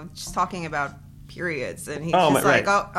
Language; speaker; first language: English; early bilingual, other home language; Spanish